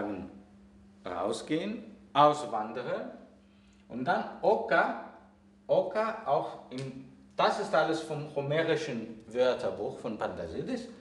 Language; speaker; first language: German; non-native, fluent; Greek